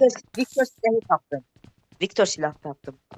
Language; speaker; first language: Turkish; non-native, learner; Azerbaijani